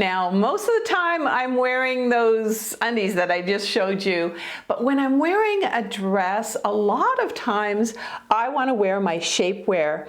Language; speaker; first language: English; native; English